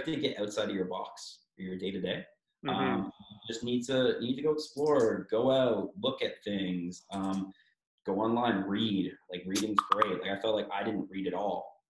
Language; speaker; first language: English; native; English